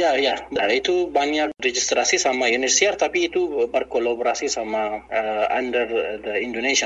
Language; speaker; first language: Indonesian; non-native, learner; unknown